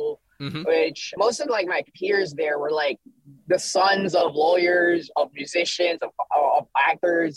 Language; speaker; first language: English; early bilingual, other home language; Filipino